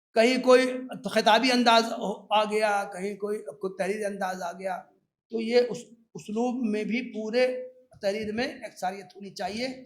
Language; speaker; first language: Urdu; native; Urdu